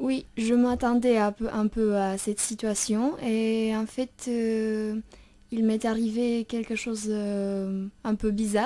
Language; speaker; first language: French; non-native, fluent; Romanian